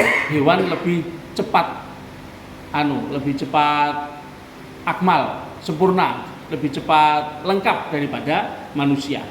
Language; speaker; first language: Indonesian; non-native, local second language; Javanese